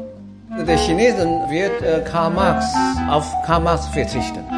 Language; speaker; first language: German; non-native, learner; Chinese